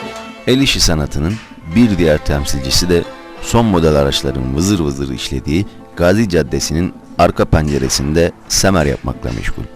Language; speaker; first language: Turkish; native; Turkish